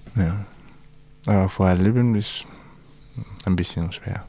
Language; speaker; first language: German; non-native, learner; Spanish